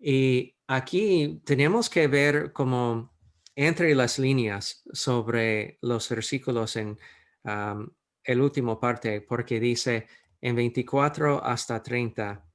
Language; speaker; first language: Spanish; non-native, fluent; English